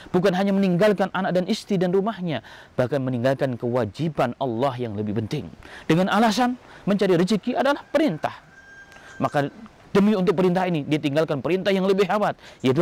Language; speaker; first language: Indonesian; native; Indonesian